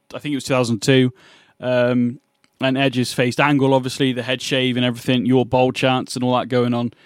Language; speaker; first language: English; native; English